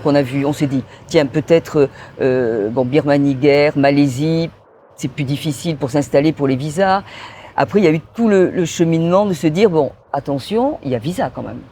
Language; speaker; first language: French; native; French